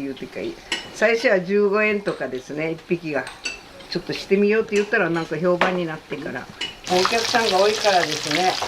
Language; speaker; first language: Japanese; native; Japanese